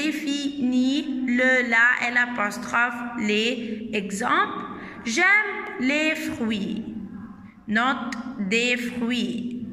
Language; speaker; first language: French; non-native, fluent; Arabic